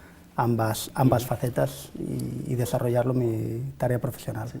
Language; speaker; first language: Spanish; native; Spanish